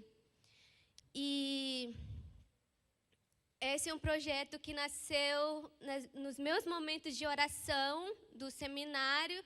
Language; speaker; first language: Portuguese; non-native, local second language; Ticuna